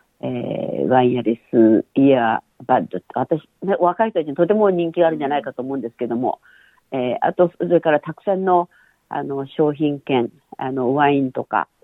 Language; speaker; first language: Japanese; native; Japanese